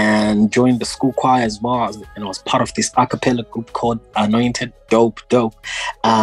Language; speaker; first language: English; non-native, local second language; Shona